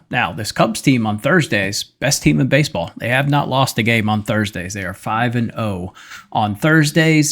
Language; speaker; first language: English; native; English